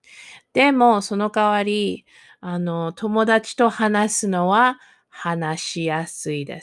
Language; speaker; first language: Japanese; non-native, fluent; English